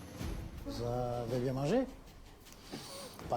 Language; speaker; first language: French; non-native, fluent; Portuguese